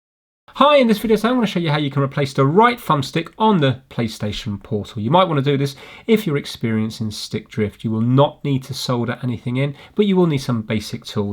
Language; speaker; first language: English; native; English